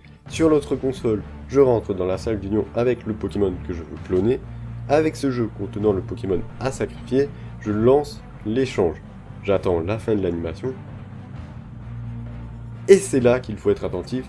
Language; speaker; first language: French; native; French